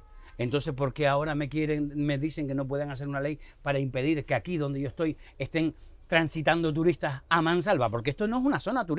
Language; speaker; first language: Spanish; native; Spanish